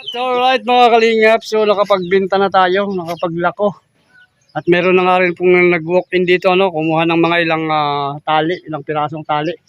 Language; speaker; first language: Filipino; native; Filipino